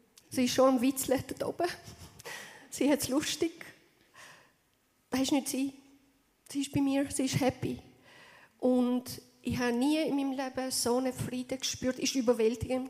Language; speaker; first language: German; non-native, fluent; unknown